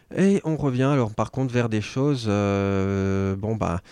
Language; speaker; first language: French; native; French